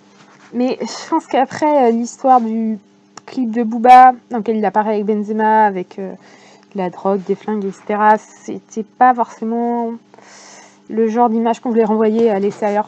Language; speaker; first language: French; native; French